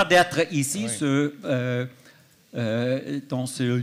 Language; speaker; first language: French; non-native, fluent; English